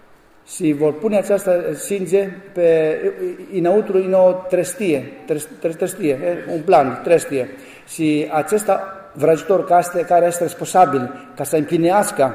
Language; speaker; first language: Romanian; non-native, learner; Greek